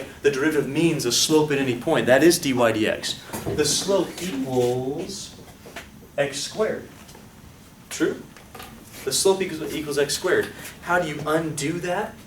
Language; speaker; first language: English; native; English